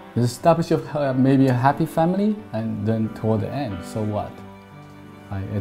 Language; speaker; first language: English; non-native, fluent; Chinese